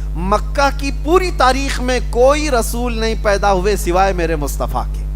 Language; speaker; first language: Urdu; native; Urdu